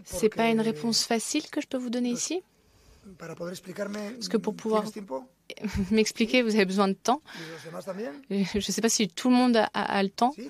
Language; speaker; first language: French; non-native, fluent; Spanish